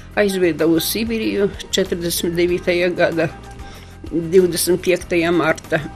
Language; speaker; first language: Latvian; non-native, local second language; Polish